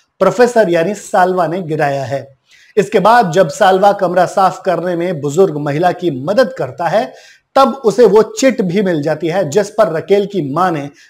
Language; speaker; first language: Hindi; native; Hindi